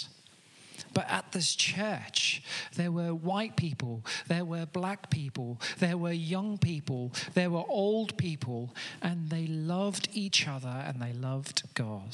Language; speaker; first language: English; native; English